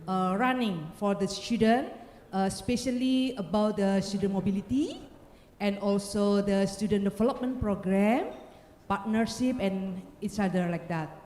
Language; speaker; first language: English; non-native, learner; Indonesian